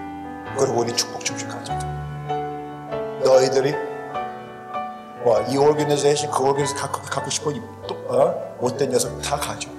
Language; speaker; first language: Korean; early bilingual, heritage; Korean